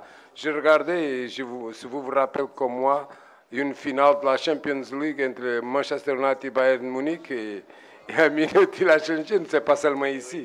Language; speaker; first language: French; non-native, learner; Portuguese